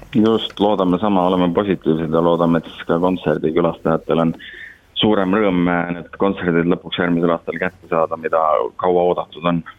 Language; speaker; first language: Estonian; native; Estonian